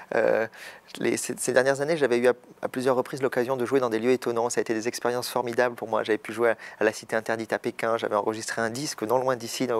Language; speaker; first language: French; native; French